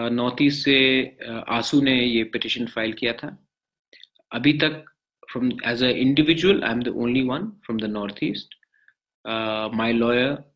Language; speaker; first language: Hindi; non-native, local second language; Bangla